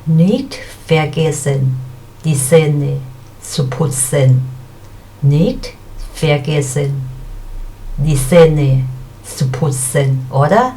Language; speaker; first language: German; non-native, fluent; Thai